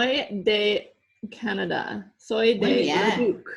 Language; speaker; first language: Spanish; non-native, learner; English